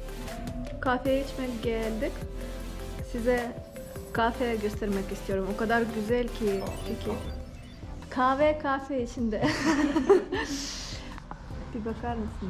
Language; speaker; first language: Turkish; non-native, learner; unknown